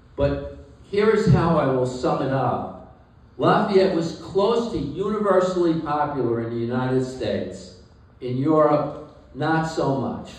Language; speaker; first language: English; native; English